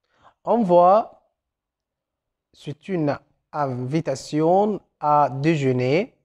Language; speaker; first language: French; non-native, fluent; Arabic